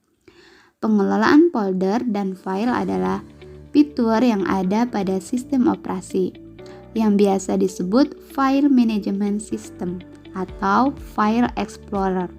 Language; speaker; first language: Indonesian; native; Indonesian